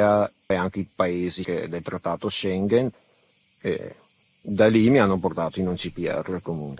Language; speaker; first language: Italian; early bilingual, other home language; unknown